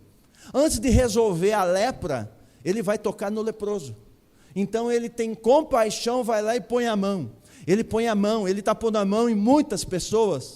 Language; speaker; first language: Portuguese; native; Portuguese